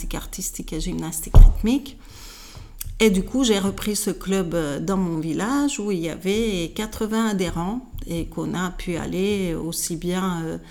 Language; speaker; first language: French; non-native, fluent; Hungarian